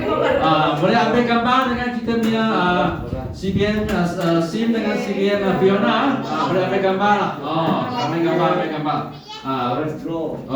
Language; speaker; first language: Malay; non-native, local second language; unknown